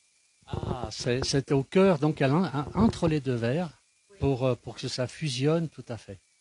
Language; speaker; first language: French; native; French